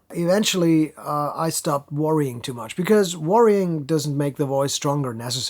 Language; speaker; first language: English; non-native, fluent; German